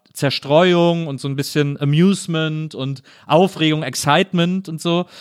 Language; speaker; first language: German; native; German